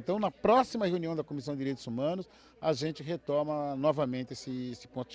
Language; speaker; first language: Portuguese; native; Portuguese